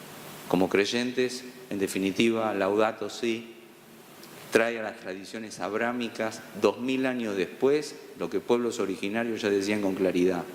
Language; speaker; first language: Spanish; native; Spanish